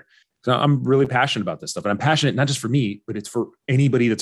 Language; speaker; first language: English; early bilingual, other home language; Arabic